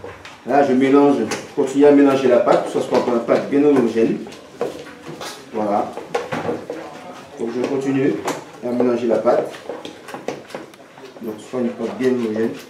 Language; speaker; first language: French; native; French